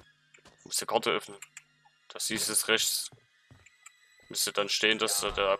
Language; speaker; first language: German; native; German